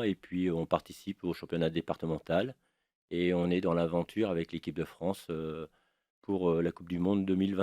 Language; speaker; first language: French; native; French